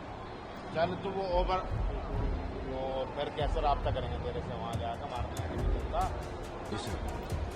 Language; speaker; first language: Hindi; native; Hindi